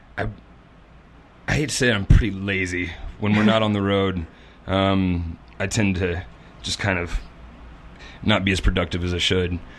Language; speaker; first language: English; native; English